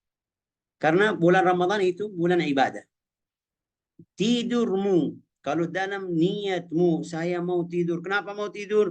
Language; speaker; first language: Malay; non-native, fluent; Arabic